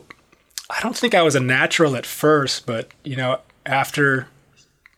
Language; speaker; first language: English; native; English